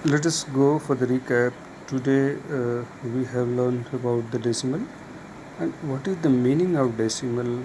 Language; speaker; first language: English; non-native, local second language; Hindi